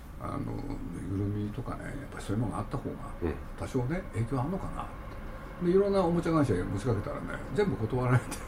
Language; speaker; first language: Japanese; native; Japanese